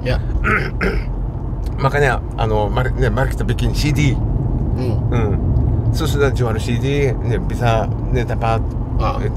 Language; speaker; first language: Indonesian; non-native, fluent; Japanese